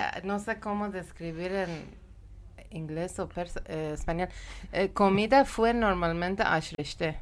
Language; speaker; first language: Spanish; non-native, learner; Persian